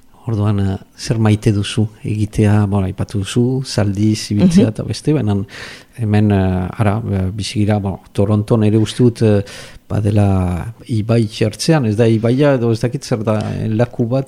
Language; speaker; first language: Basque; native; Basque